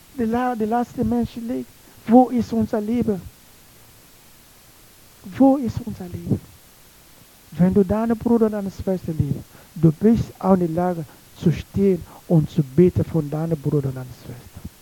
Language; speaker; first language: German; non-native, learner; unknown